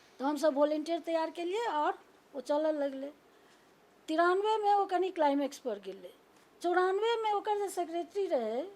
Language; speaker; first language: Maithili; native; Maithili